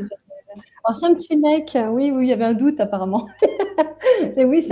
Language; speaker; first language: French; native; French